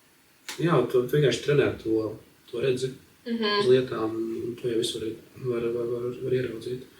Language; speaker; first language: Latvian; native; Latvian